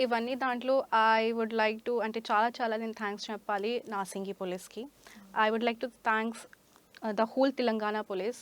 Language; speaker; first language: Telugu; non-native, learner; Hindi